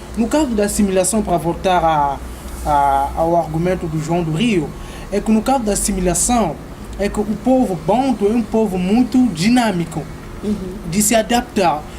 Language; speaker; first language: Portuguese; non-native, fluent; Kongo